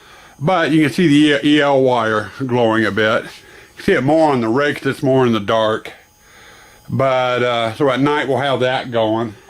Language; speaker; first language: English; native; English